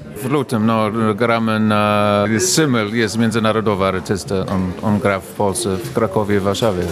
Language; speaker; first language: Polish; non-native, learner; English